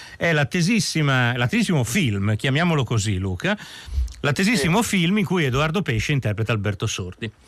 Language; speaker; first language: Italian; native; Italian